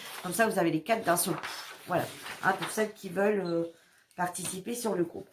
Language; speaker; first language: French; native; French